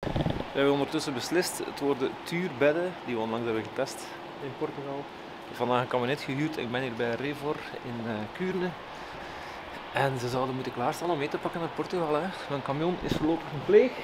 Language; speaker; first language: Dutch; native; Dutch